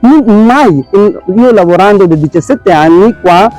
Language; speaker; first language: Italian; non-native, learner; Urdu